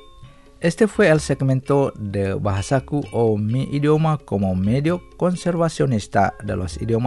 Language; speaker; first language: Spanish; non-native, fluent; Indonesian